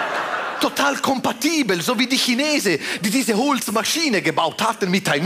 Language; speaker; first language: German; non-native, fluent; Italian